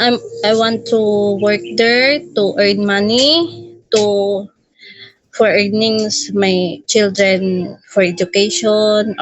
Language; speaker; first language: English; non-native, local second language; Filipino